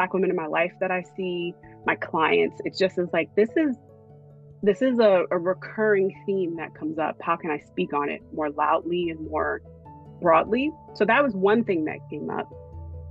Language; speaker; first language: English; native; English